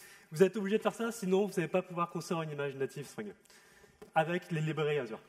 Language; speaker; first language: French; native; French